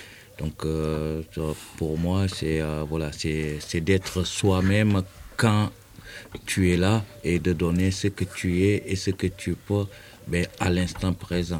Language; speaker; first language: French; non-native, local second language; Wolof